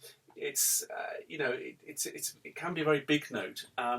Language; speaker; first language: English; native; English